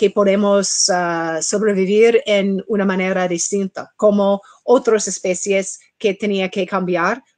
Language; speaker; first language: Spanish; non-native, fluent; English